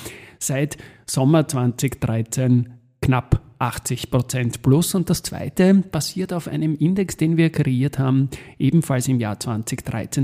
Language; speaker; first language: German; native; German